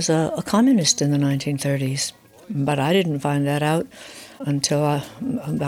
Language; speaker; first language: English; native; English